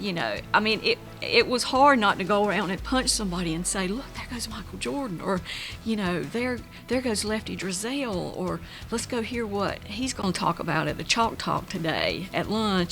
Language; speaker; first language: English; native; English